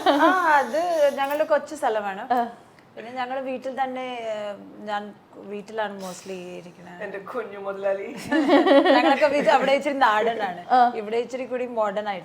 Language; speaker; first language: Malayalam; non-native, local second language; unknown